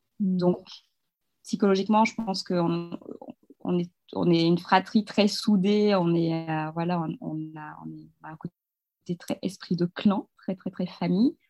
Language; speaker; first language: French; non-native, local second language; Fula